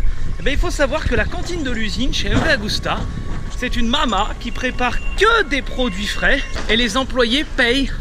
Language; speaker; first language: French; native; French